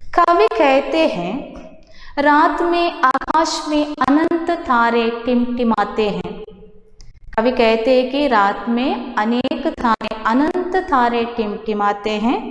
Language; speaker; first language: Hindi; non-native, local second language; Malayalam